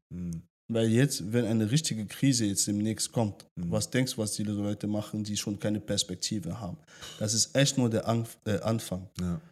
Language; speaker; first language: German; early bilingual, other home language; French